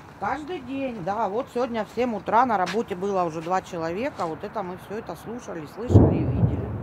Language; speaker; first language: Russian; native; Russian